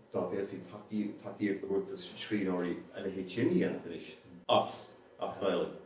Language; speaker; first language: Irish; native; Irish